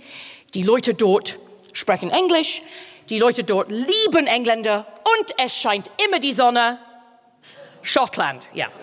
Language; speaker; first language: German; non-native, learner; English